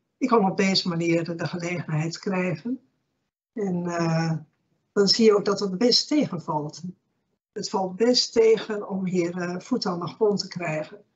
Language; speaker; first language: Dutch; native; Dutch